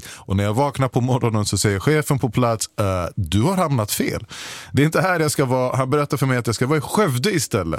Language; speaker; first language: Swedish; native; Swedish